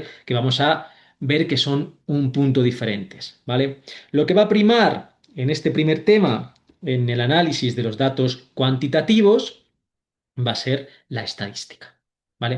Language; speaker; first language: Spanish; native; Spanish